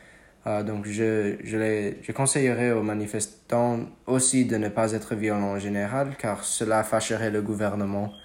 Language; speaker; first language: French; non-native, fluent; English